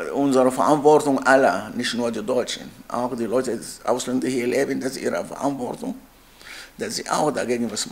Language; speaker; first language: German; non-native, learner; Arabic